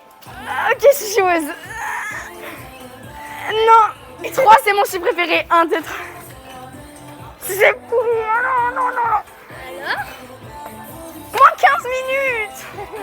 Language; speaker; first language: French; native; French